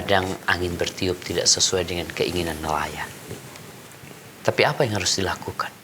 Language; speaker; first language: Malay; native; Malay